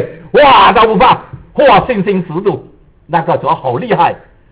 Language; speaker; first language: Chinese; native; Chinese